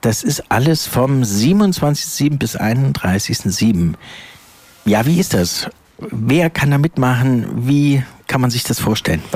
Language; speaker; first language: German; native; German